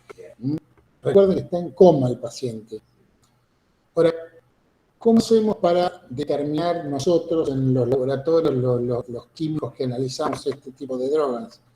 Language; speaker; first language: Spanish; native; Spanish